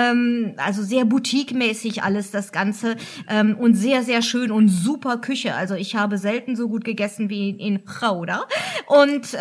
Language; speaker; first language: German; native; German